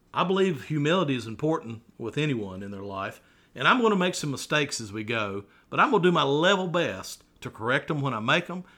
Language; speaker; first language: English; native; English